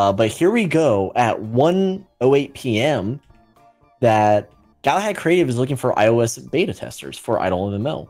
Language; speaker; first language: English; native; English